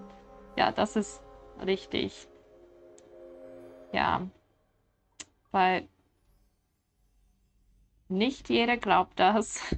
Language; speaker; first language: German; non-native, learner; English